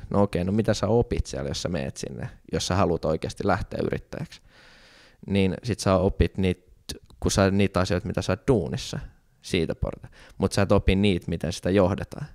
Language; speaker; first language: Finnish; native; Finnish